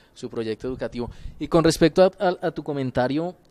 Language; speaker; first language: Spanish; native; Spanish